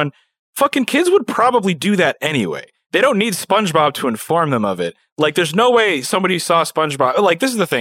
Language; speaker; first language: English; native; English